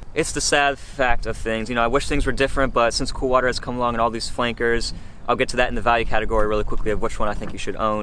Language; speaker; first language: English; native; English